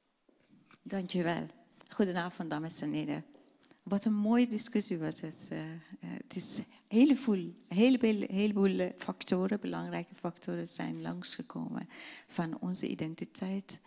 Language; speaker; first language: Dutch; non-native, fluent; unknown